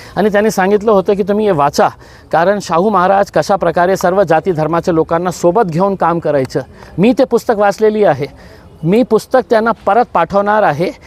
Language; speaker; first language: Marathi; non-native, local second language; Urdu